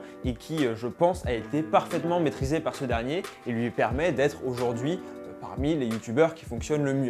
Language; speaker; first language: French; native; French